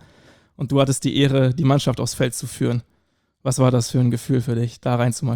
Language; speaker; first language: German; native; German